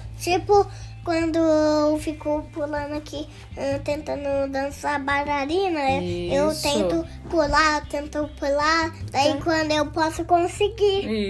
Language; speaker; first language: Portuguese; early bilingual, heritage; Portuguese